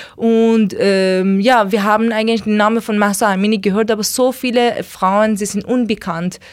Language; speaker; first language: German; non-native, learner; Persian